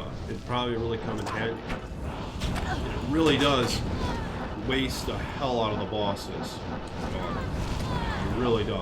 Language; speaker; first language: English; native; English